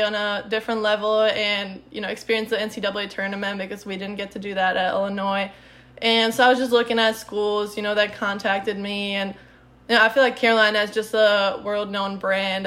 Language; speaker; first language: English; non-native, fluent; Czech